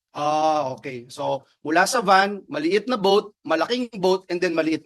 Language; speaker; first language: Filipino; native; Filipino